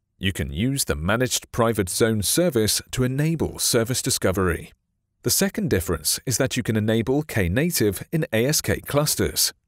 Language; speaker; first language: English; non-native, fluent; Chinese